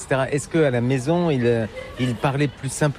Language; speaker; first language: French; native; French